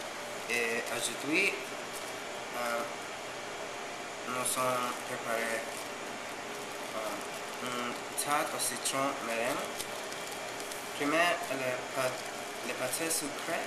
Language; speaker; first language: French; non-native, learner; Spanish